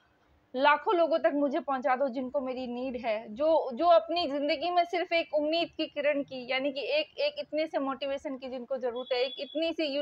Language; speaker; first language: Hindi; native; Hindi